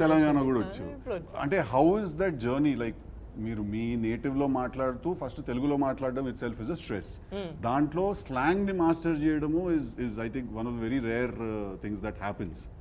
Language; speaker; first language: Telugu; native; Telugu